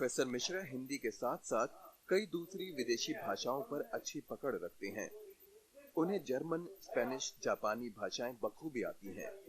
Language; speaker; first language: Hindi; native; Hindi